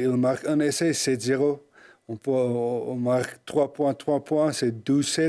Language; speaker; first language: French; non-native, learner; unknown